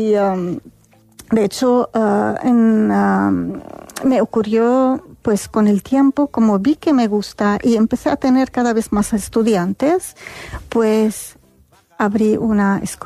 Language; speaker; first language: Spanish; non-native, fluent; Arabic